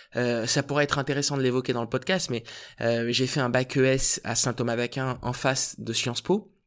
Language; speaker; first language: French; early bilingual, other home language; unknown